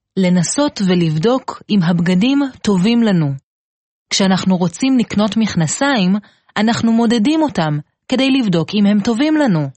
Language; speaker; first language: Hebrew; native; Hebrew